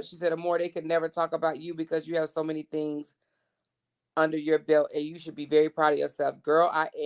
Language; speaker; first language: English; native; English